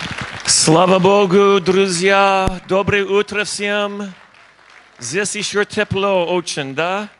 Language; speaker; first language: Russian; non-native, learner; English